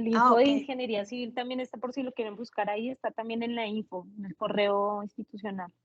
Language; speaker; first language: Spanish; native; Spanish